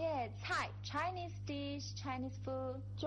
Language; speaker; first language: English; non-native, fluent; Chinese